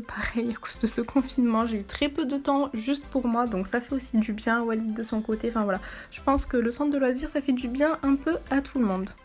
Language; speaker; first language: French; native; French